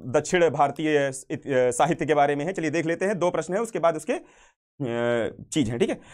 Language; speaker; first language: Hindi; native; Hindi